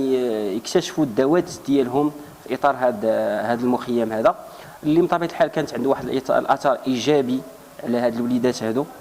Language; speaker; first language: Arabic; native; Arabic